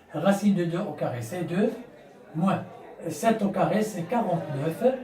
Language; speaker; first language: French; non-native, local second language; Arabic